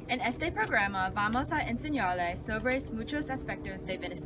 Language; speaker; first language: Spanish; non-native, learner; English